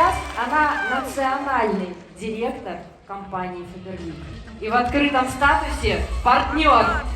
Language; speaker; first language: Russian; native; Russian